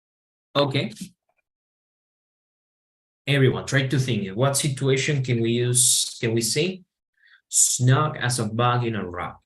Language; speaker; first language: English; non-native, fluent; Spanish